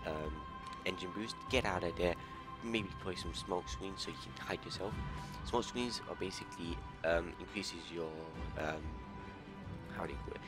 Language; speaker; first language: English; native; English